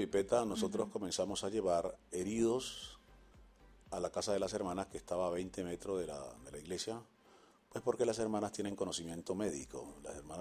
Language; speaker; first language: Spanish; native; Spanish